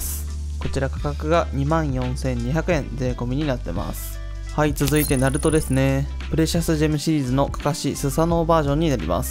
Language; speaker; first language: Japanese; native; Japanese